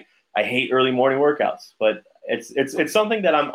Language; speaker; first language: English; native; English